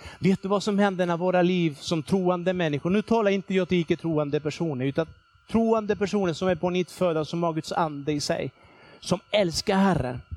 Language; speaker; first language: Swedish; non-native, fluent; Spanish